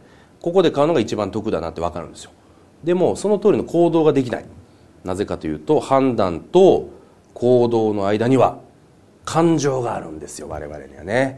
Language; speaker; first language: Japanese; native; Japanese